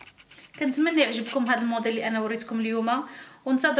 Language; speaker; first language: Arabic; native; Arabic